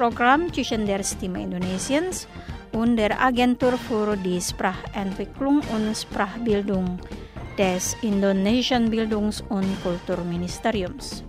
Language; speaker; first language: German; non-native, fluent; Indonesian